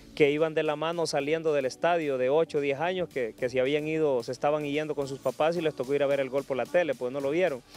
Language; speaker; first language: Spanish; native; Spanish